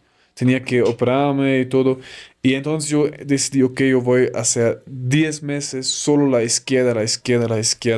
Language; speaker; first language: Spanish; non-native, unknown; German